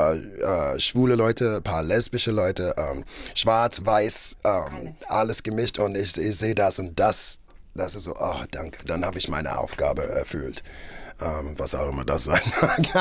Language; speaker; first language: German; non-native, fluent; English